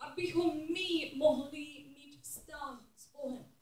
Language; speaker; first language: Czech; non-native, learner; English